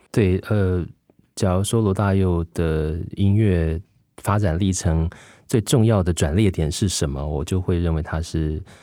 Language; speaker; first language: Chinese; native; Chinese